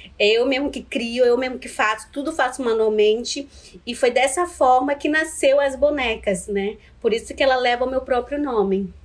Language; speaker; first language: Portuguese; non-native, local second language; Ticuna